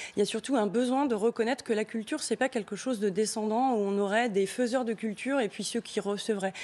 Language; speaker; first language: French; native; French